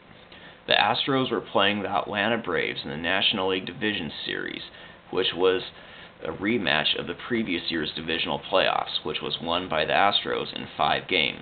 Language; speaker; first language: English; native; English